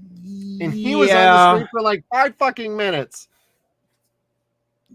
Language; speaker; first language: English; native; English